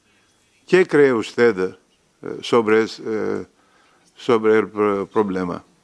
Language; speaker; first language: Spanish; non-native, learner; Greek